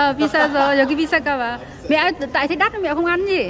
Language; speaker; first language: Korean; non-native, learner; Vietnamese